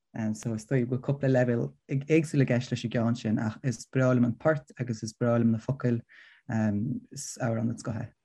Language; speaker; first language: Irish; non-native, local second language; English